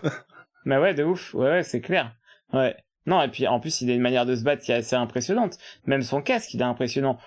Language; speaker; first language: French; native; French